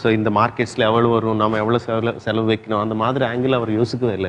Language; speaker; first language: Tamil; non-native, fluent; Telugu